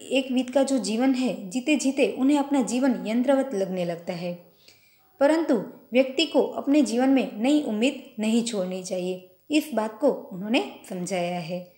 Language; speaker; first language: Hindi; non-native, local second language; Gujarati